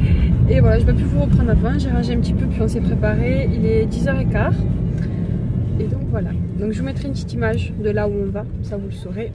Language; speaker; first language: French; native; French